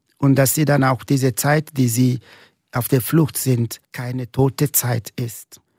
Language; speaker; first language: German; non-native, fluent; Igbo